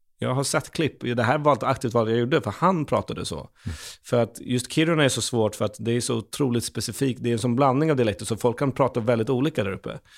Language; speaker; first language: Swedish; native; Swedish